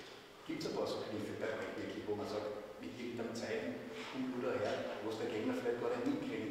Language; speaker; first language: German; native; German